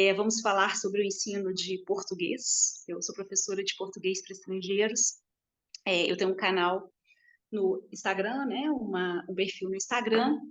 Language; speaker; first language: Portuguese; native; Portuguese